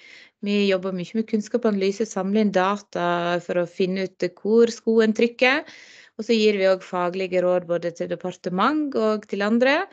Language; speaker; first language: Norwegian; native; Norwegian